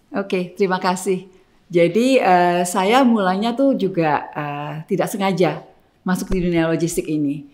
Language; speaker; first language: Indonesian; native; Indonesian